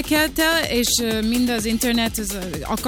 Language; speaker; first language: Hungarian; early bilingual, heritage; English